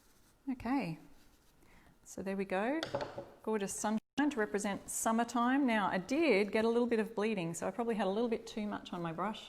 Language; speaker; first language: English; native; English